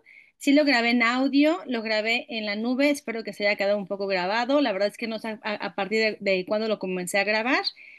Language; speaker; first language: Spanish; native; Spanish